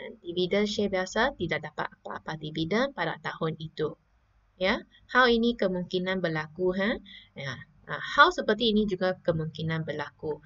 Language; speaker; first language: Malay; non-native, local second language; Chinese